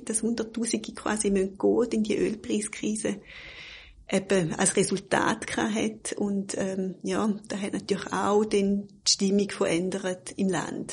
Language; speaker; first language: German; native; German